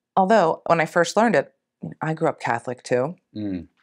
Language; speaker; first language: English; native; English